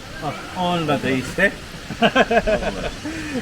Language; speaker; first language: Turkish; non-native, learner; Urdu